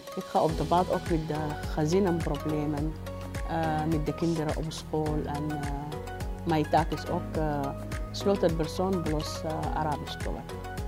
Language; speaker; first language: Dutch; non-native, learner; Arabic